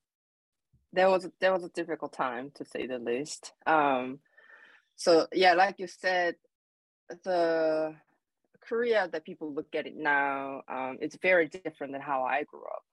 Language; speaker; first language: English; non-native, fluent; Korean